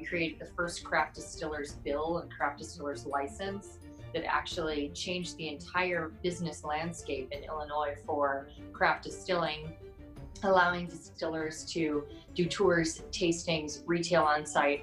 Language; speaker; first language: English; native; English